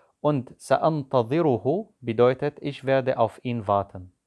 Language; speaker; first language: German; non-native, fluent; Arabic